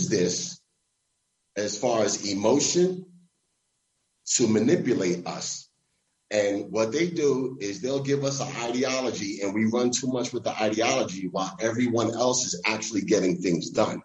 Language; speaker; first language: English; native; English